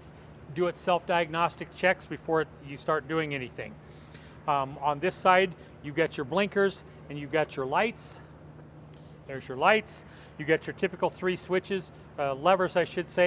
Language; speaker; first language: English; native; English